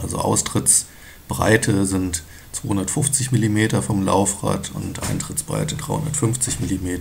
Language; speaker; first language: German; native; German